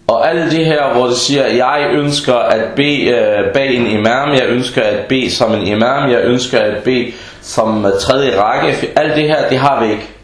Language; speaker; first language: Danish; early bilingual, other home language; Arabic